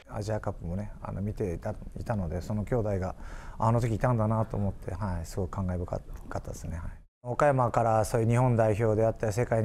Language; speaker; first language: Japanese; native; Japanese